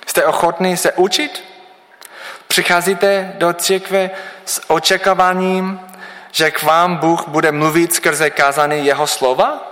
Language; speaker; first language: Czech; non-native, learner; English